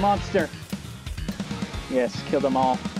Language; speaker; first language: English; native; English